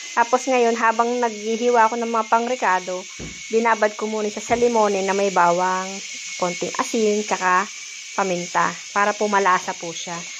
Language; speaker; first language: Filipino; native; Filipino